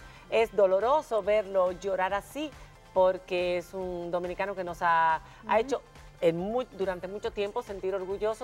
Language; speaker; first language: Spanish; native; Spanish